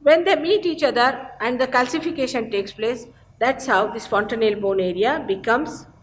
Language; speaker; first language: English; non-native, local second language; Marathi